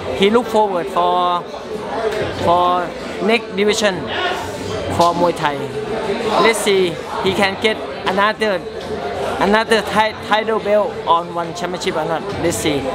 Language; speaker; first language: English; non-native, learner; Thai